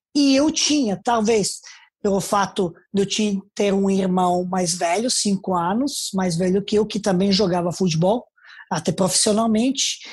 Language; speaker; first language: Portuguese; non-native, fluent; Serbian